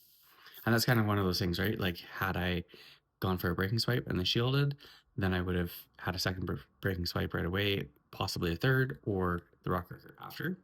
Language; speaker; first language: English; native; English